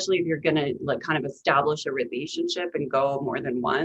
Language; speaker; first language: English; native; English